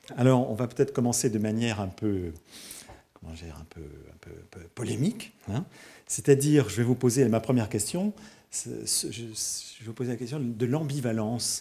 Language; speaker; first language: French; native; French